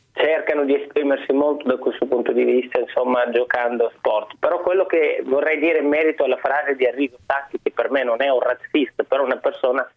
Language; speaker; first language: Italian; early bilingual, other home language; Arabic